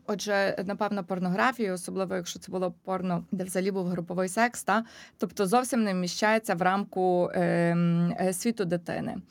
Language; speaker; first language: Ukrainian; native; Ukrainian